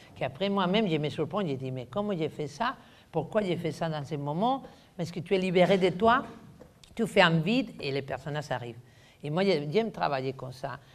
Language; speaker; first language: French; non-native, fluent; Spanish